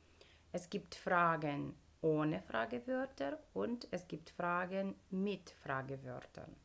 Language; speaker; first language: German; non-native, fluent; Ukrainian